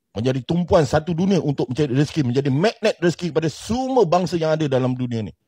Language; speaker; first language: Malay; native; Malay